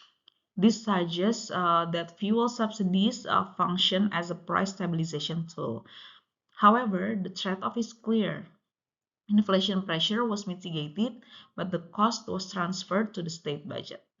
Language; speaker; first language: English; non-native, local second language; Indonesian